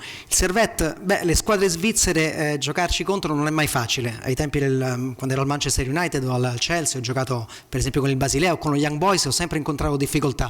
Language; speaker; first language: Italian; native; Italian